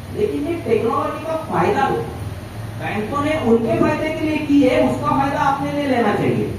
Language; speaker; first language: Hindi; non-native, local second language; Marathi